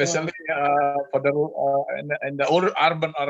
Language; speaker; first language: English; non-native, learner; Indonesian